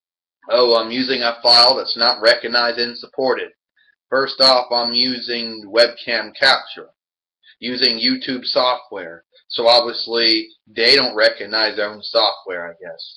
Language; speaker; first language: English; native; English